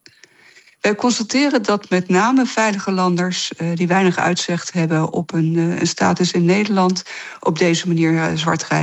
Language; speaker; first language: Dutch; native; Dutch